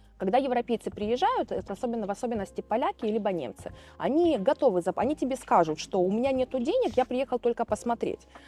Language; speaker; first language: Russian; non-native, fluent; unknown